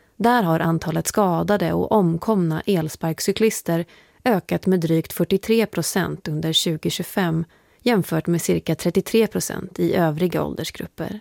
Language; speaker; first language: Swedish; native; Swedish